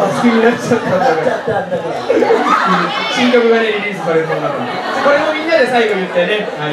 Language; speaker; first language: Japanese; native; Japanese